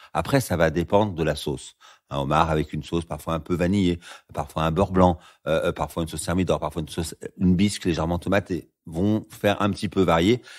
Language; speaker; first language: French; native; French